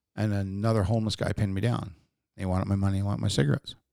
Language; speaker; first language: English; native; English